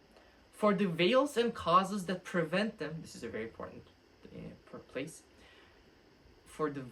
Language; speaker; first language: English; non-native, fluent; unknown